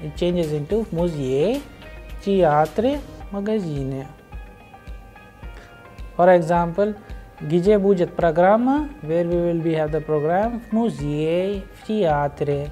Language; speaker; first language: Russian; non-native, fluent; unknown